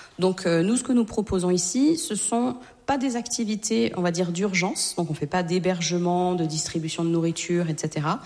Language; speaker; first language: French; native; French